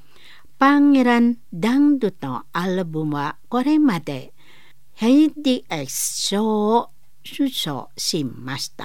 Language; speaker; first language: Japanese; non-native, learner; Indonesian